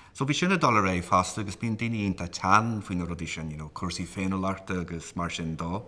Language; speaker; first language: Irish; native; Irish